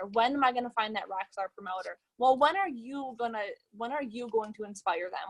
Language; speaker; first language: English; native; English